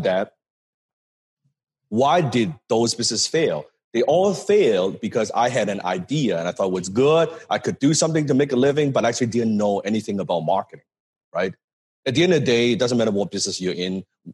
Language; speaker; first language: English; non-native, local second language; Cantonese